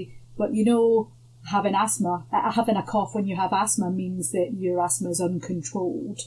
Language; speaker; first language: English; native; English